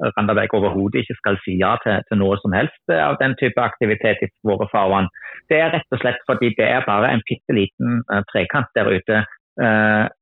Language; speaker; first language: Norwegian; non-native, fluent; German